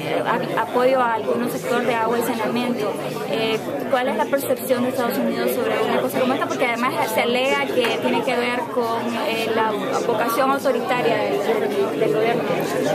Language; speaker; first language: Spanish; native; Spanish